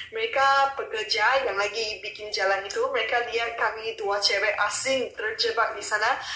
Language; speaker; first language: Malay; non-native, local second language; Chinese